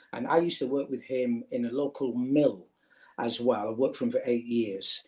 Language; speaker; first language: English; native; English